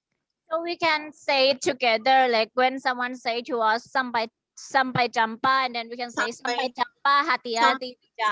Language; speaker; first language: English; non-native, fluent; Thai